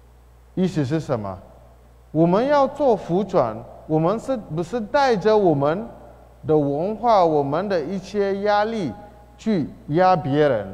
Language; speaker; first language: Chinese; non-native, fluent; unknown